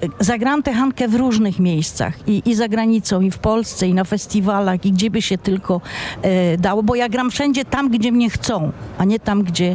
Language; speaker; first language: Polish; non-native, local second language; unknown